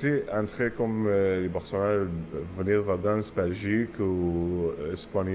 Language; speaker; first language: French; non-native, learner; Arabic